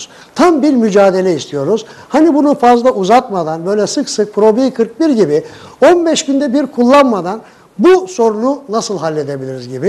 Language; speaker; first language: Turkish; native; Turkish